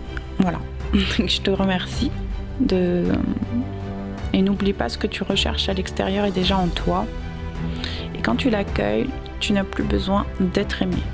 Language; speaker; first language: French; native; French